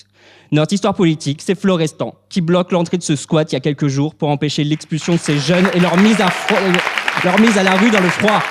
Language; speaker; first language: French; native; French